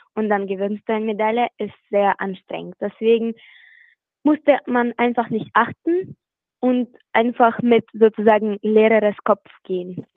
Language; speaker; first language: German; non-native, fluent; Russian